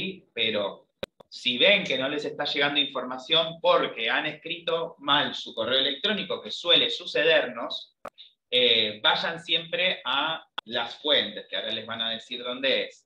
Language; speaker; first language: Spanish; native; Spanish